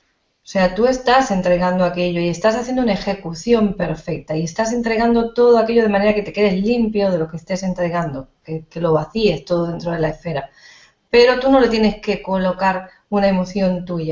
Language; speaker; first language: Spanish; native; Spanish